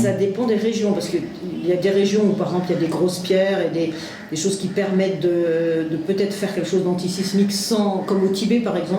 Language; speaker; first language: French; native; French